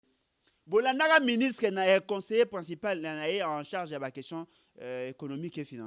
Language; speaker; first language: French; non-native, local second language; Lingala